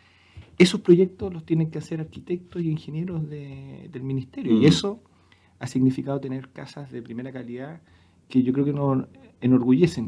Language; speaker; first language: Spanish; native; Spanish